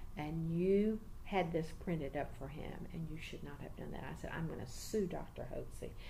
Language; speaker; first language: English; native; English